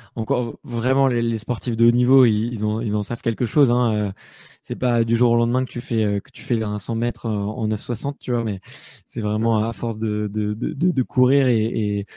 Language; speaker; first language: French; native; French